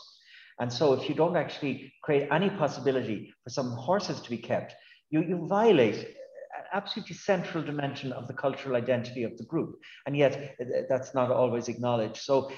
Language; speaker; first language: English; native; English